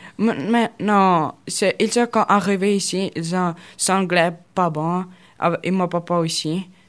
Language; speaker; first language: French; non-native, learner; Russian